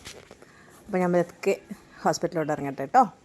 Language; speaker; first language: Malayalam; native; Malayalam